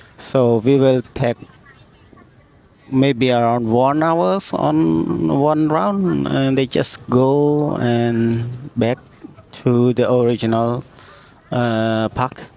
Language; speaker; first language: English; non-native, learner; Khmer